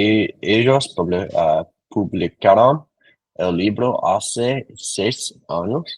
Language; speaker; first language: Spanish; non-native, learner; English